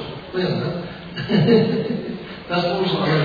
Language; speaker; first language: Russian; non-native, learner; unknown